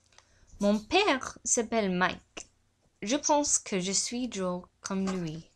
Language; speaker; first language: French; non-native, learner; English